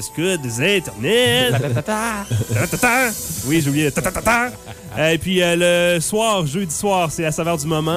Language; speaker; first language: French; native; French